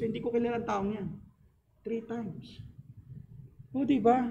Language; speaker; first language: Filipino; native; Filipino